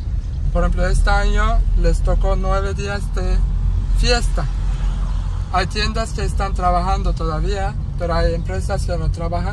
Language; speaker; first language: Spanish; non-native, fluent; Turkish